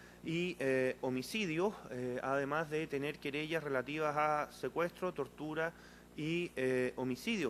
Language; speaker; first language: Spanish; native; Spanish